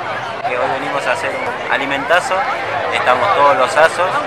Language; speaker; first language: Spanish; native; Spanish